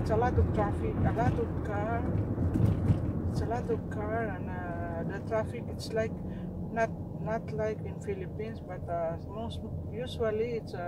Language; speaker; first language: English; non-native, local second language; Filipino